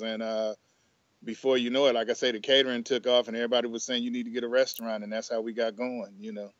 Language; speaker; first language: English; native; English